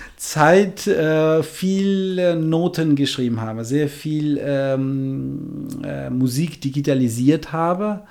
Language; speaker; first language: German; non-native, fluent; Albanian